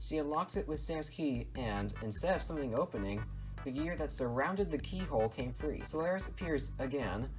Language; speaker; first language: English; native; English